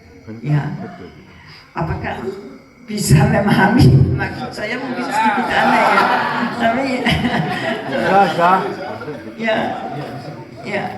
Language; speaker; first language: Indonesian; non-native, fluent; French